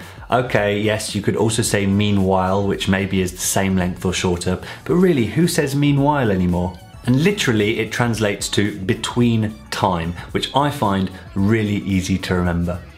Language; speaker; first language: English; native; English